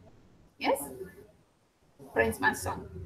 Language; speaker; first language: English; non-native, learner; Spanish